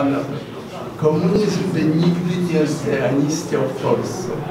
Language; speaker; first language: Polish; non-native, fluent; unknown